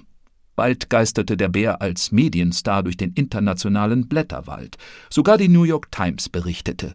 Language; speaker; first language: German; native; German